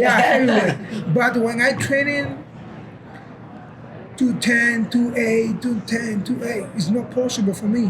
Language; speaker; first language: English; non-native, learner; Spanish